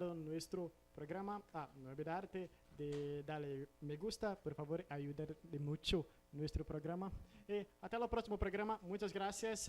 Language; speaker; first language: Spanish; non-native, learner; Portuguese